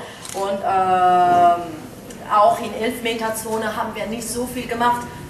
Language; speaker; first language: German; non-native, fluent; Italian